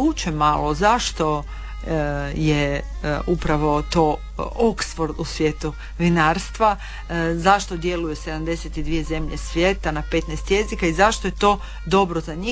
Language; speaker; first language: Serbian; native; Serbian